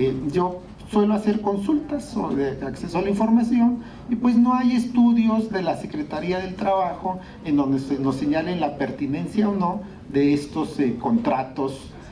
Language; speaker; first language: Spanish; native; Spanish